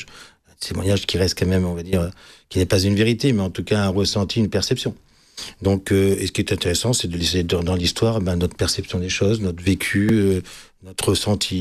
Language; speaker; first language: French; native; French